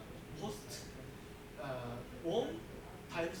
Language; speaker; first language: English; non-native, learner; Japanese